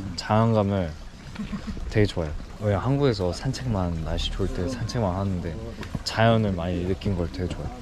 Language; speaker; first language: Korean; early bilingual, heritage; English